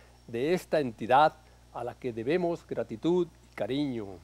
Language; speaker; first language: Spanish; native; Spanish